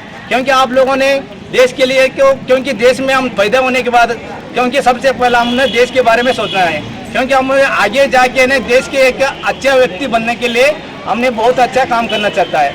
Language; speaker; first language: Hindi; non-native, local second language; Kannada